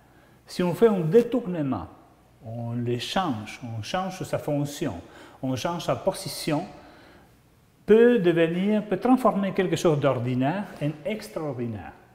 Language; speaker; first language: French; non-native, fluent; Spanish